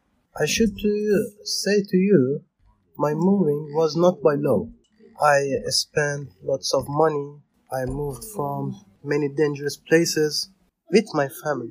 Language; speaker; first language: English; non-native, learner; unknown